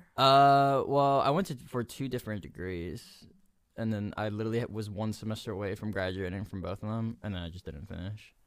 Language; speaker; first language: English; early bilingual, other home language; Spanish